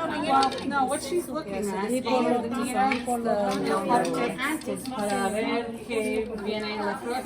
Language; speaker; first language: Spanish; non-native, learner; English